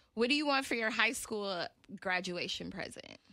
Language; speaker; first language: English; native; English